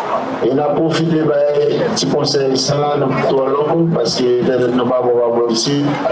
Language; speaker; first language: French; non-native, learner; Haitian Creole